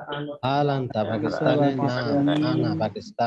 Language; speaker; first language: Arabic; non-native, learner; Bangla